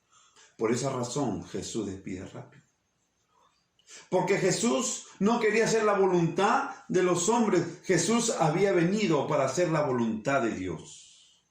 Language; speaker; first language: Spanish; native; Spanish